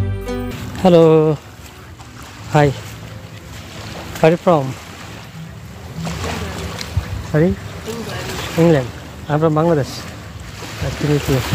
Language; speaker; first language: English; non-native, learner; Bangla